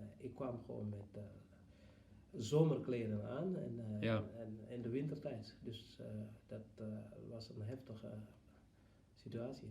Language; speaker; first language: Dutch; non-native, fluent; Fula